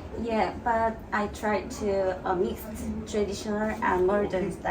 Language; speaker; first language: English; non-native, learner; Korean